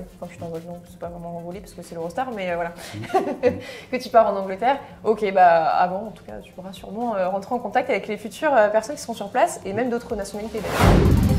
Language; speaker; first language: French; native; French